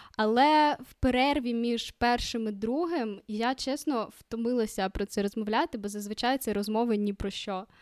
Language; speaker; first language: Ukrainian; non-native, local second language; Russian